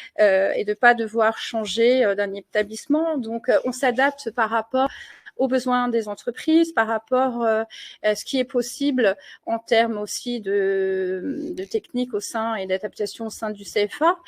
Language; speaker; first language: French; native; French